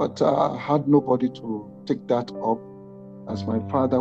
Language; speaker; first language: English; non-native, local second language; Yoruba